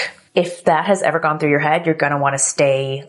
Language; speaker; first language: English; native; English